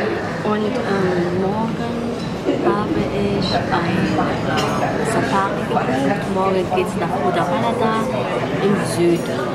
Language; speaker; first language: German; non-native, fluent; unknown